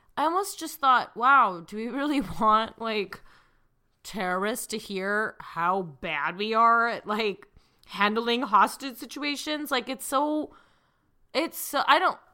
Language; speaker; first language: English; early bilingual, other home language; Hindi